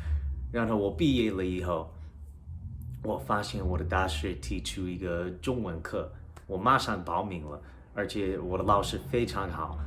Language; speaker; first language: Chinese; non-native, fluent; English